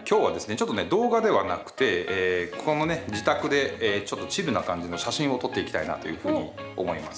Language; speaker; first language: Japanese; native; Japanese